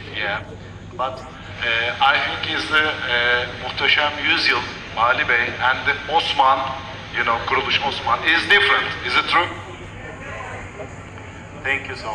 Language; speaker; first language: English; non-native, learner; Turkish